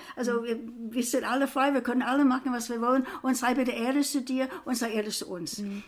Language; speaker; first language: German; non-native, fluent; English